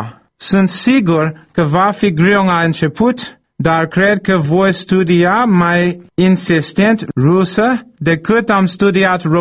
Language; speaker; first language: Romanian; non-native, fluent; English